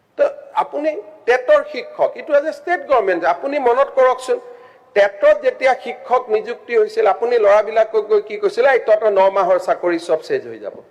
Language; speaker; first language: Assamese; native; Assamese